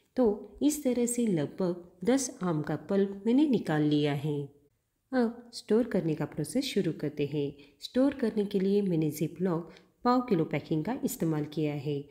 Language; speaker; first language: Hindi; non-native, local second language; Marathi